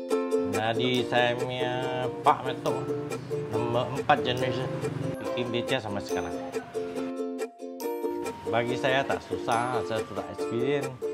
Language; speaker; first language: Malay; non-native, local second language; Min Nan Chinese